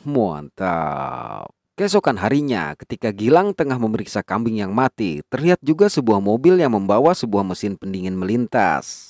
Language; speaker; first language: Indonesian; native; Indonesian